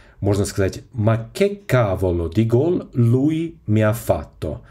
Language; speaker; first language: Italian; non-native, fluent; Russian